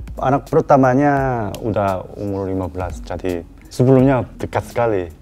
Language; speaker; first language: Indonesian; non-native, learner; Korean